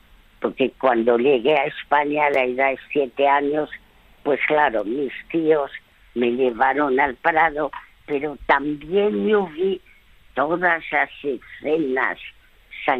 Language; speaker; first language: Spanish; early bilingual, other home language; French